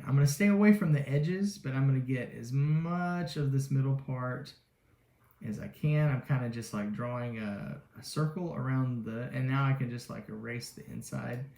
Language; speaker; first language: English; native; English